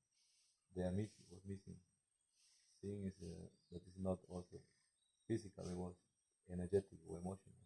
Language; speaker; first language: English; non-native, learner; Spanish